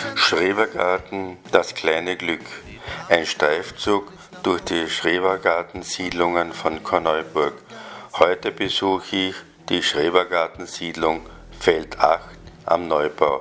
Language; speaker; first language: German; native; German